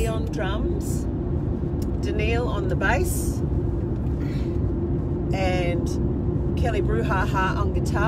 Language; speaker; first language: English; native; English